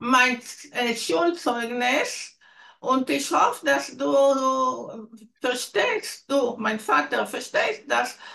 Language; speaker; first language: German; non-native, learner; Hebrew